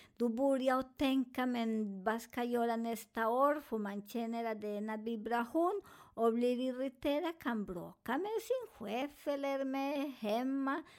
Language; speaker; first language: Swedish; non-native, learner; Spanish